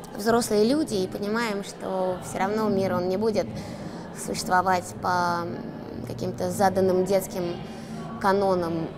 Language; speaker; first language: Russian; native; Russian